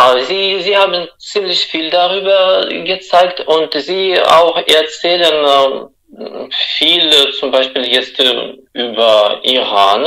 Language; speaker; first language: German; non-native, fluent; Russian